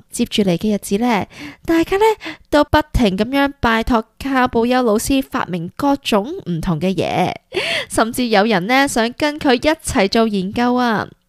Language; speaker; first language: Cantonese; early bilingual, heritage; Cantonese